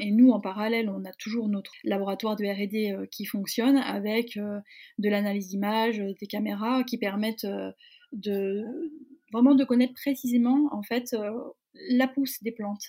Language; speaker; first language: French; native; French